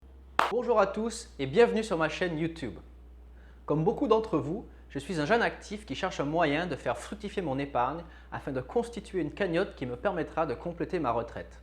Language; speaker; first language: French; native; French